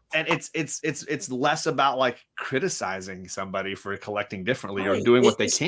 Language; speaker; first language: English; native; English